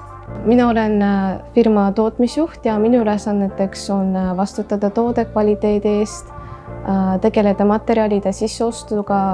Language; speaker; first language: Estonian; non-native, local second language; Russian